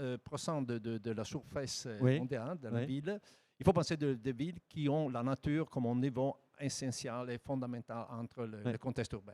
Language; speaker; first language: French; non-native, fluent; Italian